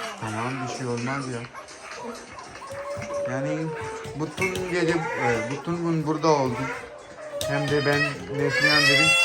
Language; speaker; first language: Turkish; non-native, learner; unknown